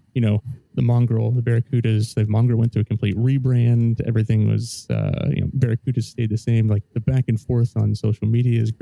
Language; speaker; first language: English; native; English